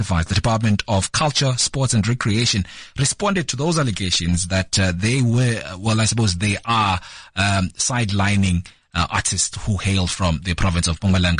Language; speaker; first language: English; non-native, local second language; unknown